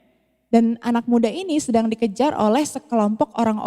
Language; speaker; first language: Indonesian; native; Indonesian